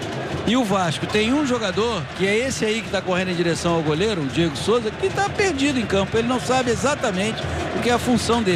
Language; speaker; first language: Portuguese; native; Portuguese